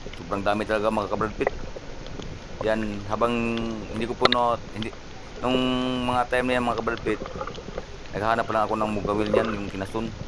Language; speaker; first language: Filipino; non-native, local second language; Cebuano